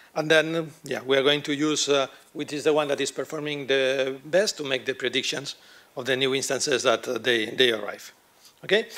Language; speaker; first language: English; non-native, fluent; Catalan